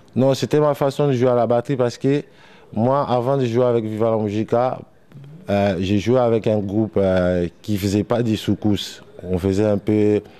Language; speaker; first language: French; non-native, local second language; Lingala